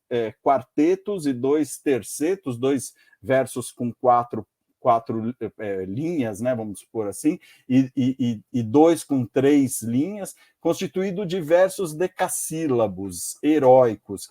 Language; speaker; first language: Portuguese; native; Portuguese